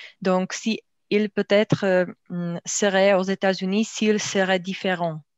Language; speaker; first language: French; non-native, learner; Slovak